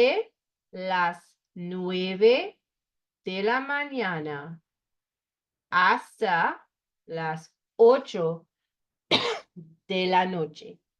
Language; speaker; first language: Spanish; non-native, fluent; English